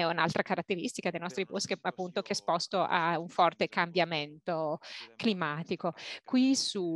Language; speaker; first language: Italian; native; Italian